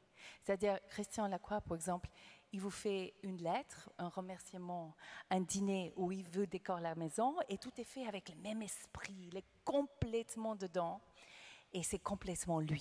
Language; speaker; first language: French; non-native, fluent; English